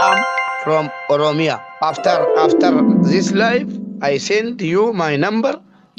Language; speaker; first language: English; non-native, learner; Oromo